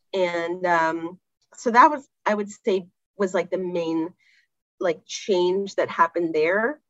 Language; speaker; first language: English; native; English